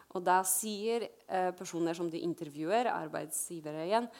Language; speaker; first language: Norwegian; non-native, fluent; Polish